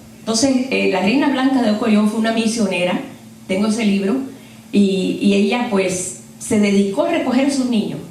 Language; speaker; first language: Spanish; native; Spanish